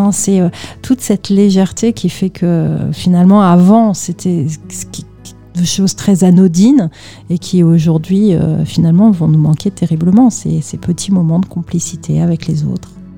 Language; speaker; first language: French; native; French